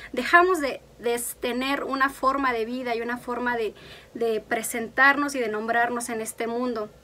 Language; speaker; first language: Spanish; non-native, local second language; Mixtepec Mixtec